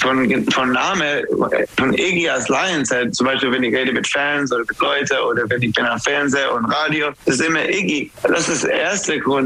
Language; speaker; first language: German; non-native, learner; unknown